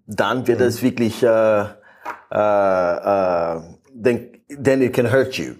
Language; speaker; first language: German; non-native, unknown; English